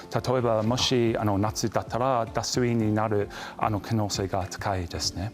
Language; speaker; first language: Japanese; non-native, fluent; English